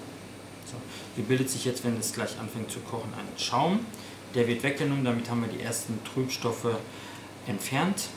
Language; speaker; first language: German; native; German